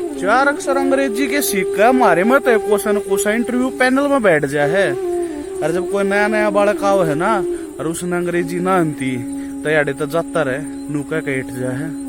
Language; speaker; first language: Hindi; native; Hindi